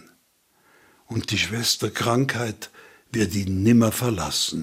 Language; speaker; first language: German; native; German